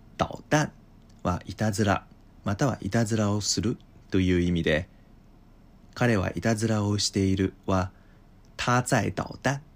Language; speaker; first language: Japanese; non-native, fluent; Chinese